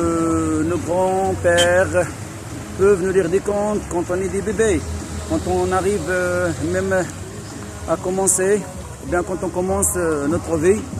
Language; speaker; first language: French; non-native, local second language; Arabic